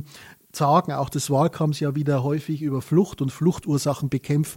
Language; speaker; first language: German; native; German